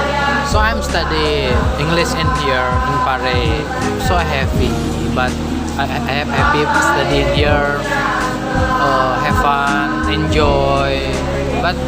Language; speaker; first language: English; non-native, learner; Indonesian